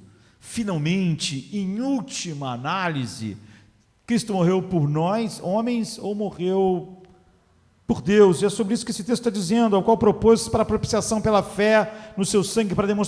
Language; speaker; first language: Portuguese; native; Portuguese